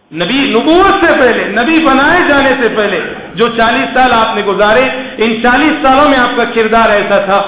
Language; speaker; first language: Urdu; native; Urdu